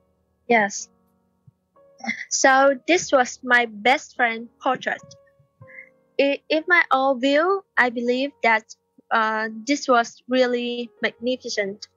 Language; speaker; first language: English; non-native, learner; Vietnamese